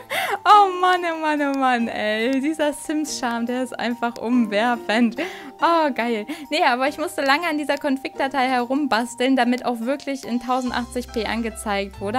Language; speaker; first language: German; native; German